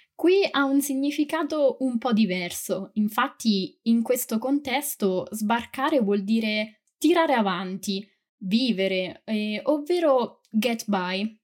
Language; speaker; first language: Italian; native; Italian